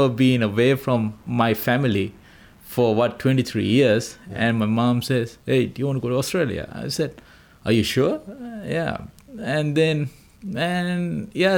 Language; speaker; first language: English; non-native, local second language; Sinhala